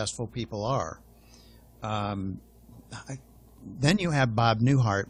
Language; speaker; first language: English; native; English